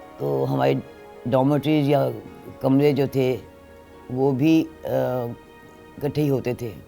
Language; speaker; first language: Urdu; native; Urdu